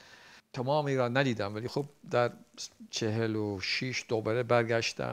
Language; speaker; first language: Persian; non-native, fluent; Dutch